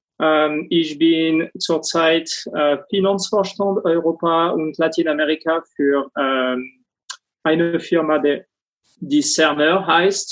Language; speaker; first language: German; non-native, fluent; French